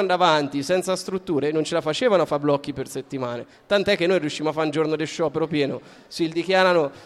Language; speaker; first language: Italian; native; Italian